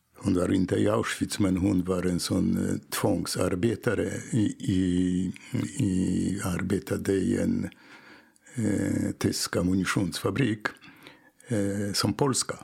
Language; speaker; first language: Swedish; non-native, fluent; Polish